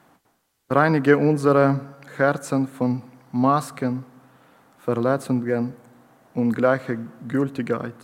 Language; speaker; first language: German; non-native, learner; Ukrainian